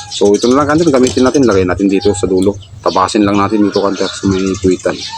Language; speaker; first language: Filipino; non-native, local second language; Iloko